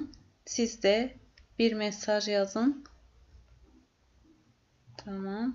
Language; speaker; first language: Turkish; non-native, fluent; Arabic